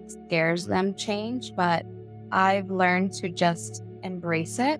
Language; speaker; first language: English; native; English